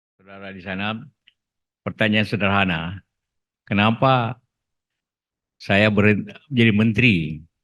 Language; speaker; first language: Indonesian; non-native, local second language; Buginese